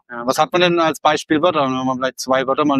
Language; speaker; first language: German; native; German